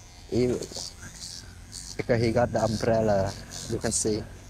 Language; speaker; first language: English; non-native, fluent; Vietnamese